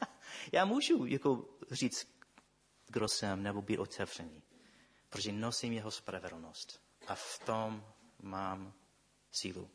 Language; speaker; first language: Czech; non-native, fluent; English